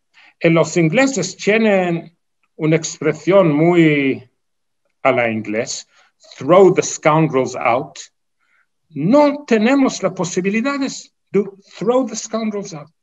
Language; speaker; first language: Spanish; non-native, fluent; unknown